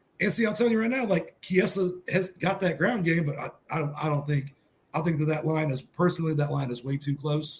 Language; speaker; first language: English; native; English